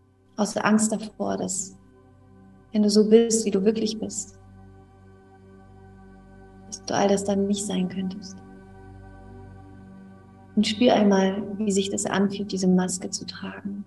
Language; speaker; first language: German; native; German